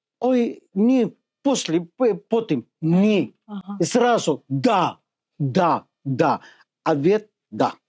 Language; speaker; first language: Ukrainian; non-native, learner; Spanish